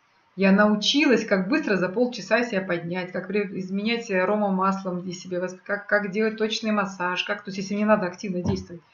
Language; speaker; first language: Russian; native; Russian